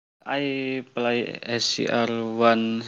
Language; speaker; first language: English; non-native, learner; Indonesian